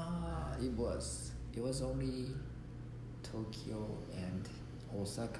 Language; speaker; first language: English; non-native, learner; Japanese